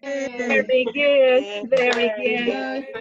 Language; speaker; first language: English; non-native, fluent; Romanian